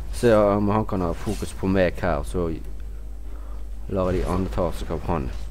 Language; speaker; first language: Norwegian; native; Norwegian